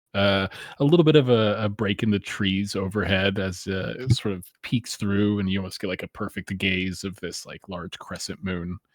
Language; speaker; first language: English; native; English